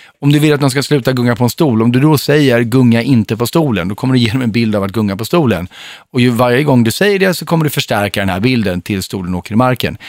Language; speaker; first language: Swedish; native; Swedish